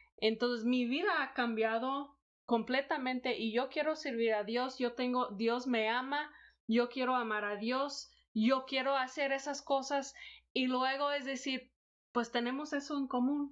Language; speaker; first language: Spanish; non-native, fluent; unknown